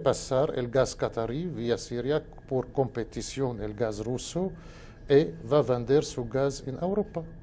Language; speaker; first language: Spanish; non-native, fluent; Arabic